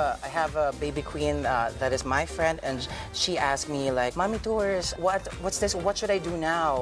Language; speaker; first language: English; non-native, local second language; Filipino